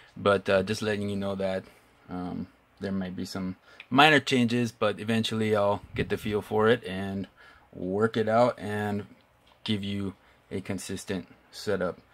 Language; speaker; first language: English; native; English